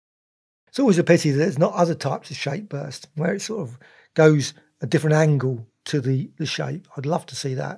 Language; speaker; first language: English; native; English